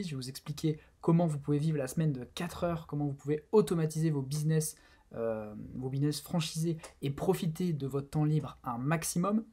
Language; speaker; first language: French; native; French